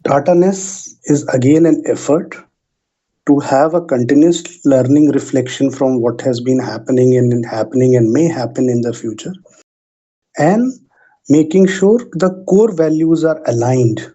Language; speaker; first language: English; non-native, local second language; Hindi